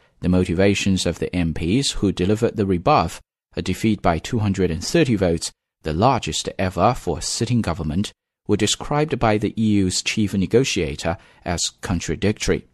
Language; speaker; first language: English; non-native, fluent; Chinese